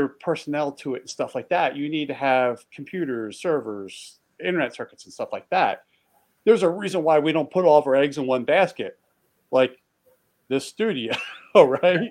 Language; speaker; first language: English; native; English